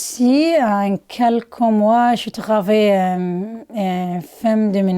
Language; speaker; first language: French; non-native, learner; Somali